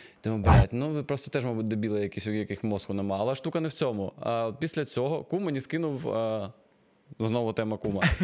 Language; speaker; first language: Ukrainian; non-native, local second language; Russian